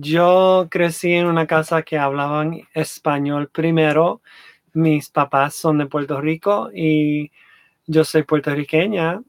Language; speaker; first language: Spanish; early bilingual, heritage; English